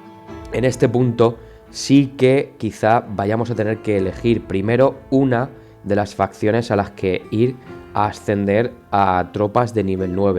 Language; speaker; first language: Spanish; native; Spanish